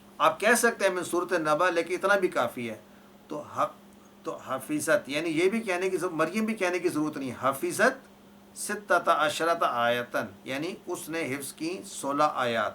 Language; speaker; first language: Urdu; native; Urdu